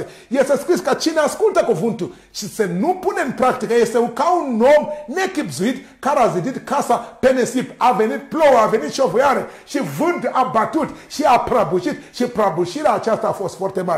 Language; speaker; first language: Romanian; non-native, learner; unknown